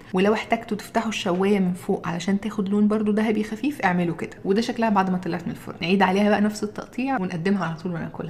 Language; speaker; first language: Arabic; native; Arabic